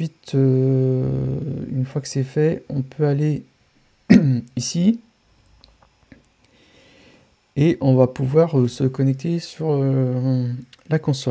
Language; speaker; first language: French; native; French